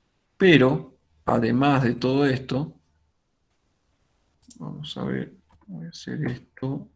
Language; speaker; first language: Spanish; native; Spanish